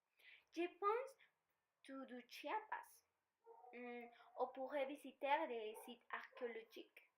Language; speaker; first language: French; non-native, learner; Spanish